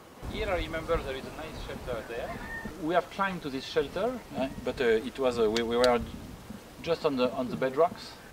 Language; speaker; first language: English; non-native, fluent; French